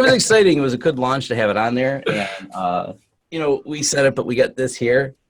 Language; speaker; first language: English; native; English